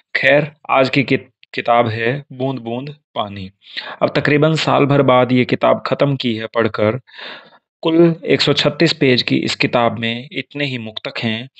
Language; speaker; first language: Hindi; native; Hindi